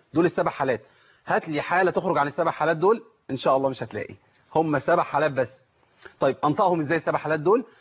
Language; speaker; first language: Arabic; native; Arabic